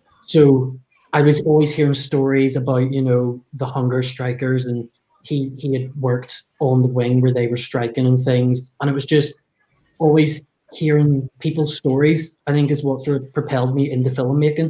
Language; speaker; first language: English; native; English